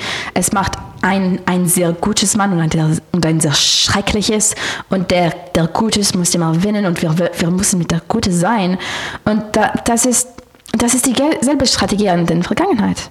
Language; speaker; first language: German; non-native, learner; French